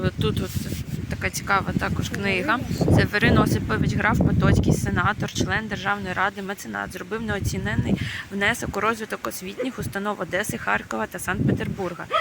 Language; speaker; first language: Ukrainian; non-native, local second language; Russian